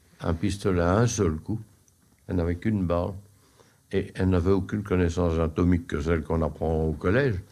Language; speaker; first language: French; native; French